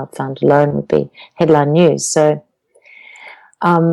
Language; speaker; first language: English; native; English